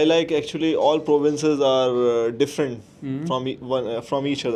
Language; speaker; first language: English; non-native, local second language; Hindi